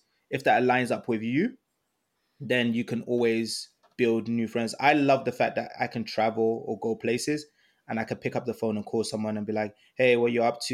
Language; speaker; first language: English; non-native, local second language; Yoruba